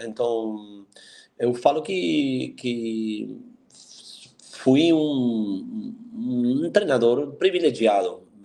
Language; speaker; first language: Portuguese; non-native, fluent; Spanish